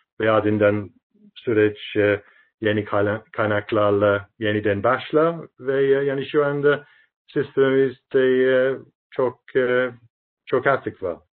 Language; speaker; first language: Turkish; non-native, learner; English